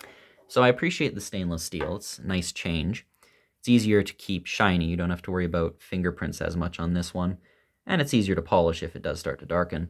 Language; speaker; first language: English; native; English